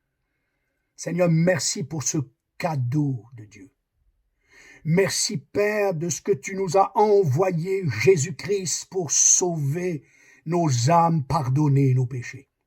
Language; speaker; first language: French; native; French